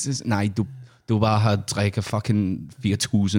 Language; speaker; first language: Danish; non-native, learner; English